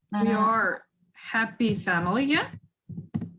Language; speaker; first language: English; non-native, fluent; Kyrgyz